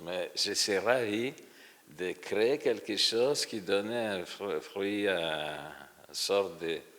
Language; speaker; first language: French; non-native, fluent; Polish